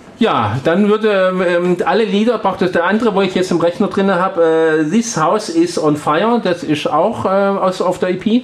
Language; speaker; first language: German; native; German